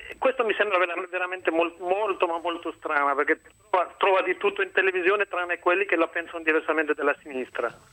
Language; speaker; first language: Italian; non-native, fluent; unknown